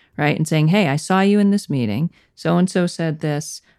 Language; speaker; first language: English; native; English